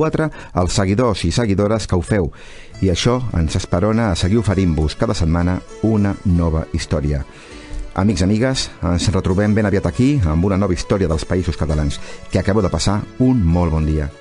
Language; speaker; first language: Catalan; native; Catalan